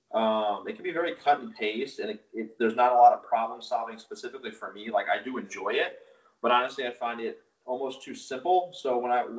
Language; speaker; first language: English; native; English